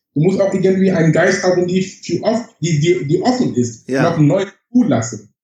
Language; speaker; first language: German; non-native, fluent; English